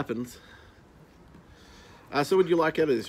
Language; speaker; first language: English; native; English